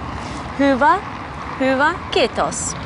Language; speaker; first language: Finnish; non-native, fluent; Albanian